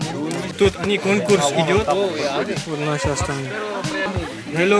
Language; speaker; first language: Russian; non-native, learner; Malay